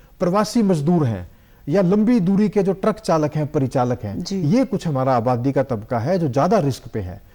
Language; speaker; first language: Hindi; native; Hindi